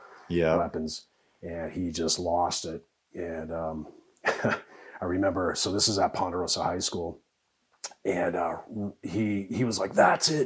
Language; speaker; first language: English; native; English